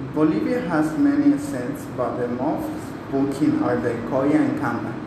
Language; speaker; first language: English; non-native, learner; Spanish